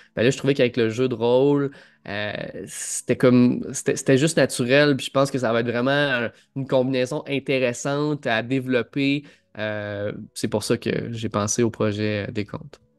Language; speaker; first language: French; native; French